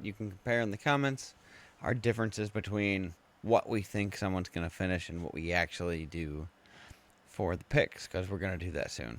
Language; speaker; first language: English; native; English